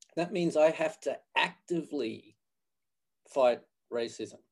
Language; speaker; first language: English; native; English